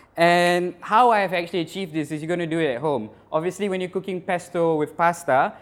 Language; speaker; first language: English; non-native, local second language; Malay